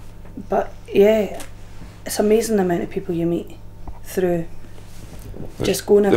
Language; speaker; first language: English; native; English